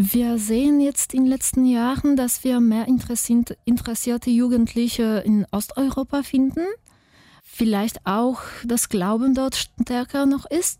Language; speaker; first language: German; non-native, fluent; Polish